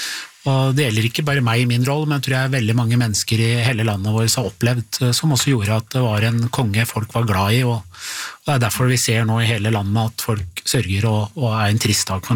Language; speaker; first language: Norwegian; native; Norwegian